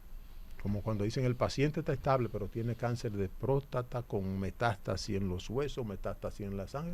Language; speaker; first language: Spanish; native; Spanish